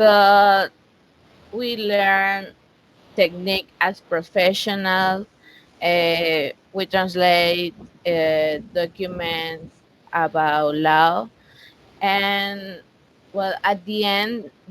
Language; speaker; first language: English; non-native, learner; Spanish